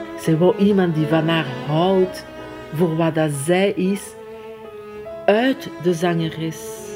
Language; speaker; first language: Dutch; non-native, fluent; French